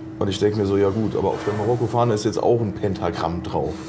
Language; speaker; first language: German; native; German